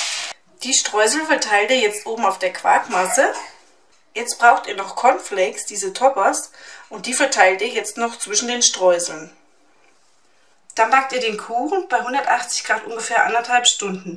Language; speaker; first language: German; native; German